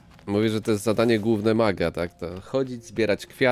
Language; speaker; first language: Polish; native; Polish